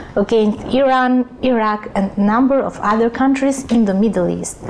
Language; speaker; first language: English; non-native, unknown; Albanian